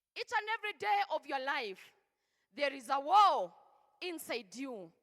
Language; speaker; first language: English; non-native, local second language; Swahili